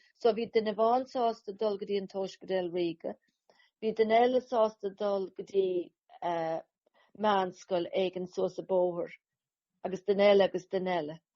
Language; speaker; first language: Irish; native; Irish